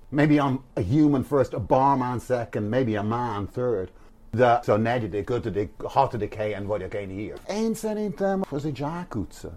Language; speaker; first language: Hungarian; non-native, fluent; English